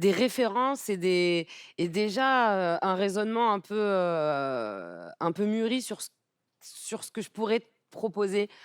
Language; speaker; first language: French; native; French